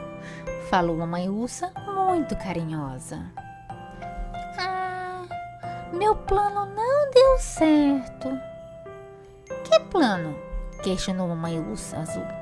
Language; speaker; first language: Portuguese; native; Portuguese